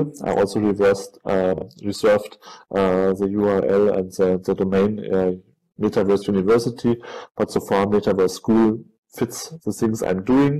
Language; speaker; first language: English; non-native, fluent; German